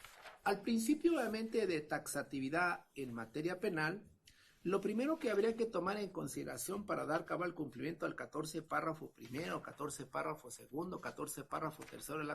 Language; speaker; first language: Spanish; native; Spanish